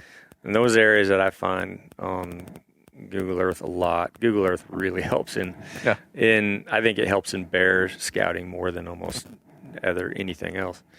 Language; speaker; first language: English; native; English